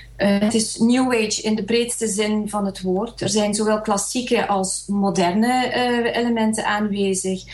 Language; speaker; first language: Dutch; early bilingual, other home language; Hungarian